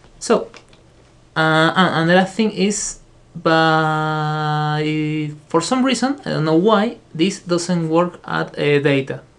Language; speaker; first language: English; non-native, fluent; Spanish